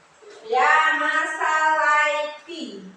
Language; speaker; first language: English; non-native, learner; Indonesian